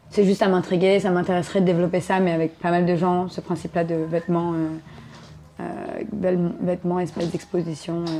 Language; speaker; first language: French; native; French